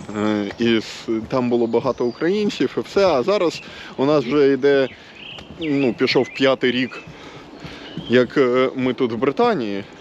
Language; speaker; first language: Ukrainian; non-native, local second language; Russian